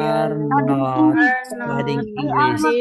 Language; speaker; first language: English; non-native, learner; Indonesian